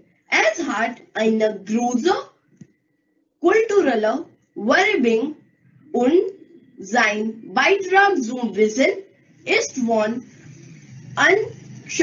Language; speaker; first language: German; non-native, learner; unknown